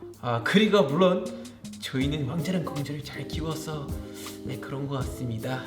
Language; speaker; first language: Korean; non-native, fluent; English